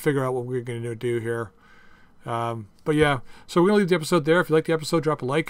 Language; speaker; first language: English; native; English